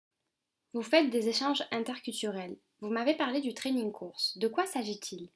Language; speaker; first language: French; native; French